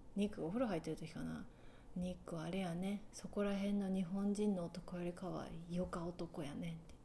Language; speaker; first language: English; non-native, fluent; Japanese